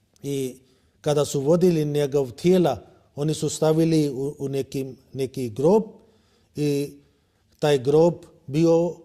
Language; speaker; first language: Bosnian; non-native, learner; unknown